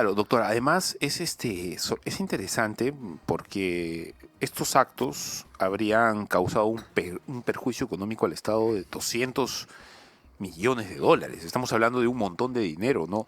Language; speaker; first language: Spanish; native; Spanish